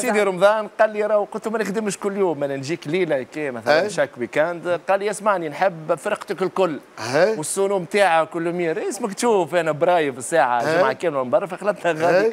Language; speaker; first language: Arabic; native; Arabic